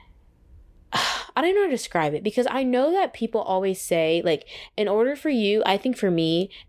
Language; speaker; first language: English; native; English